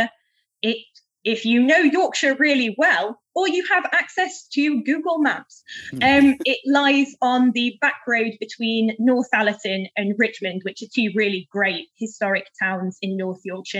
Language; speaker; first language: English; native; English